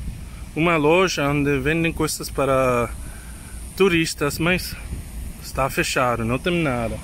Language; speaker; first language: Portuguese; non-native, learner; English